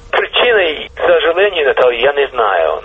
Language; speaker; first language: Russian; non-native, fluent; English